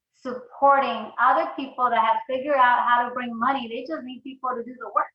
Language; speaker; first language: English; early bilingual, other home language; Spanish